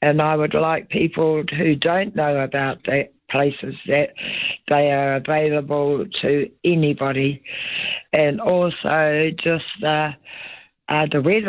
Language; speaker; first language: English; native; English